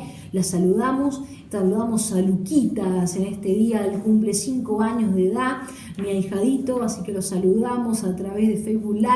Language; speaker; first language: Spanish; native; Spanish